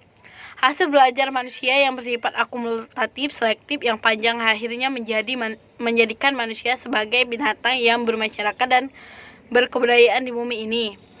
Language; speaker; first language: Indonesian; native; Indonesian